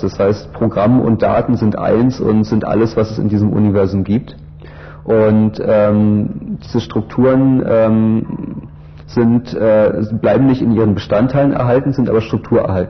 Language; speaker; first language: German; native; German